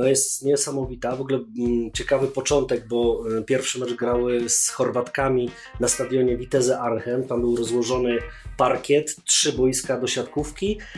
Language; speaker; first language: Polish; native; Polish